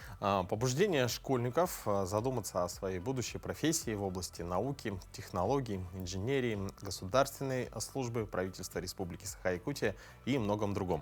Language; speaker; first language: Russian; native; Russian